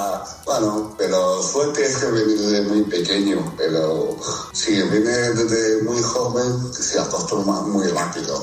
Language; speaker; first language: Spanish; non-native, fluent; Chinese